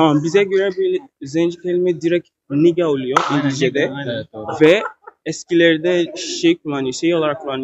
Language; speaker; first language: Turkish; non-native, learner; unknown